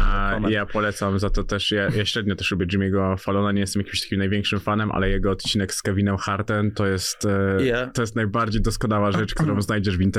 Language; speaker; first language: Polish; native; Polish